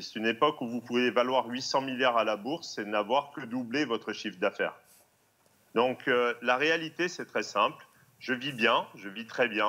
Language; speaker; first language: French; native; French